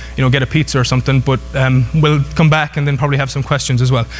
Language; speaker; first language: English; native; English